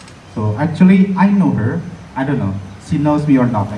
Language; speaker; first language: English; non-native, fluent; Indonesian